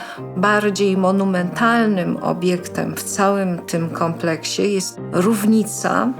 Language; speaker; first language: Polish; native; Polish